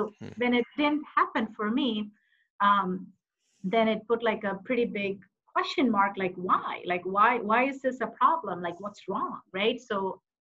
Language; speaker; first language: English; non-native, local second language; Tamil